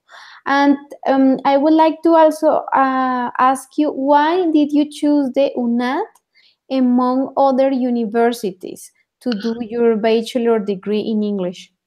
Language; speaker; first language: English; non-native, fluent; Spanish